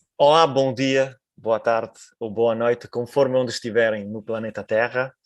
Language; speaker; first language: Portuguese; non-native, fluent; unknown